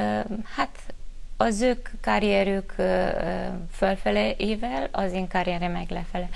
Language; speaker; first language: Hungarian; non-native, fluent; Romanian